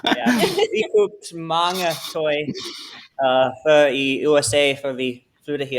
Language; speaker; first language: Danish; non-native, learner; English